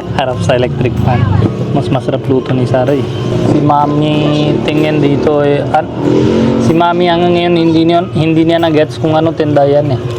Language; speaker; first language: Filipino; non-native, learner; Hindi